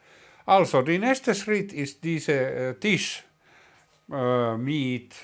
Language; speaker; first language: German; non-native, learner; Finnish